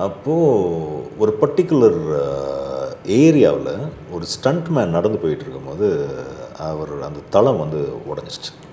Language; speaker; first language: Tamil; native; Tamil